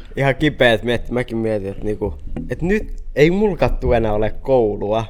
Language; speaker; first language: Finnish; native; Finnish